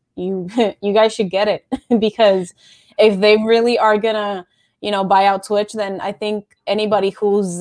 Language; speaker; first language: English; non-native, local second language; Spanish